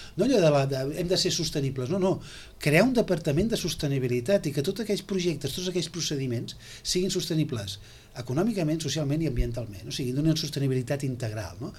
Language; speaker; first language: Catalan; native; Catalan